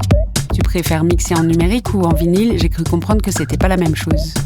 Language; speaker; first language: French; native; French